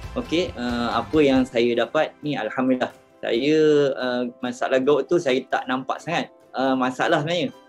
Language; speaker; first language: Malay; native; Malay